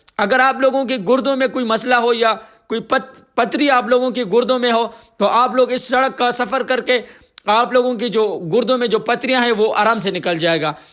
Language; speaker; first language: Urdu; non-native, local second language; Pashto